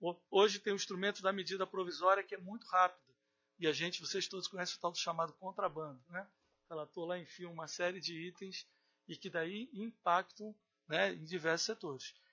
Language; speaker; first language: Portuguese; native; Portuguese